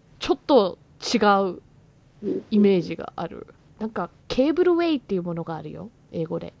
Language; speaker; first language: Japanese; early bilingual, heritage; Japanese